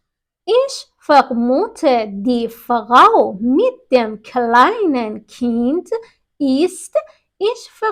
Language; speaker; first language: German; non-native, fluent; Persian